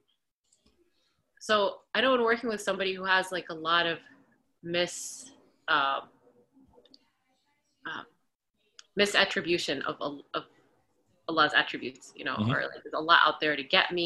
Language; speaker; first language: English; non-native, fluent; Arabic